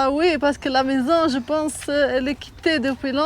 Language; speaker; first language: French; non-native, local second language; Arabic